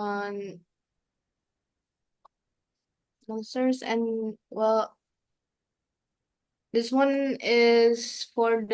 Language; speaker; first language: English; non-native, learner; Indonesian